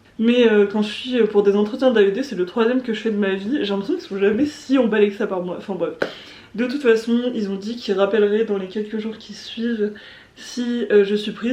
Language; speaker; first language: French; native; French